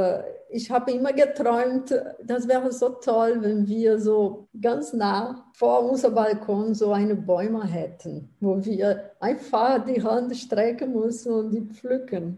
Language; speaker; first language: German; non-native, fluent; Portuguese